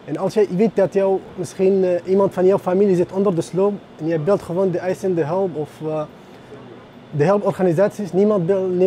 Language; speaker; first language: Dutch; non-native, fluent; Arabic